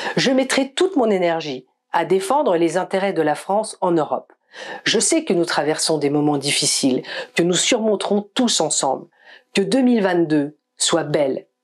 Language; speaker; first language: French; native; French